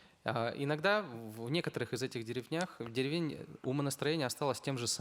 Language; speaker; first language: Russian; native; Russian